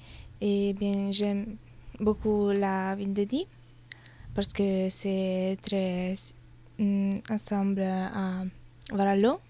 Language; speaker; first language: French; non-native, learner; Italian